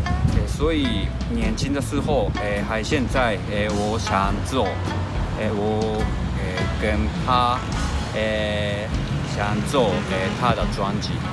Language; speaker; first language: Chinese; non-native, learner; Japanese